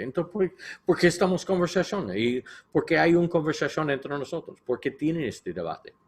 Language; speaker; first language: Spanish; non-native, learner; English